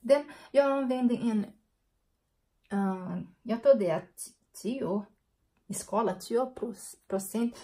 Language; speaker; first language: Swedish; non-native, learner; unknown